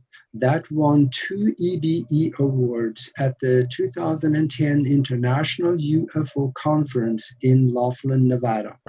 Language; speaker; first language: English; non-native, fluent; Norwegian